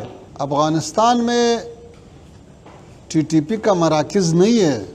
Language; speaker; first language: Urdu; non-native, fluent; Pashto